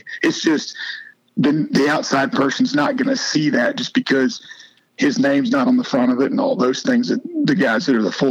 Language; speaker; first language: English; native; English